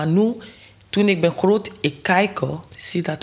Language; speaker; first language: Dutch; non-native, learner; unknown